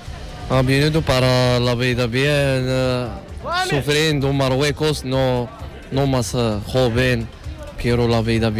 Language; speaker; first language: Spanish; non-native, learner; Arabic